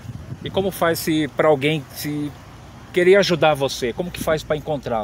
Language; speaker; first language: Portuguese; native; Portuguese